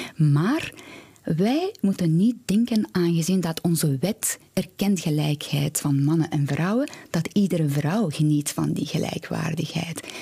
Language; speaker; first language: Dutch; non-native, fluent; Persian